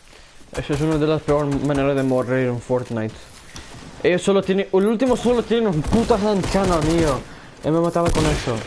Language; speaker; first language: Spanish; non-native, learner; English